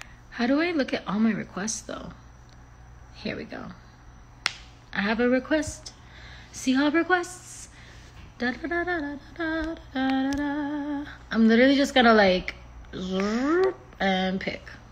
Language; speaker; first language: English; early bilingual, other home language; Spanish